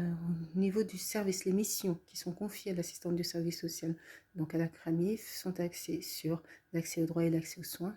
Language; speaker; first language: French; native; French